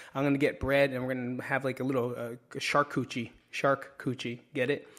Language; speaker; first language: English; early bilingual, other home language; Filipino